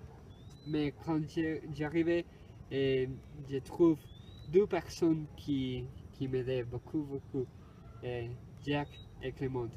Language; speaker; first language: French; non-native, learner; Spanish